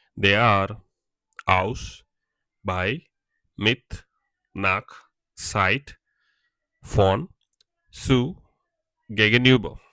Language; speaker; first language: German; non-native, fluent; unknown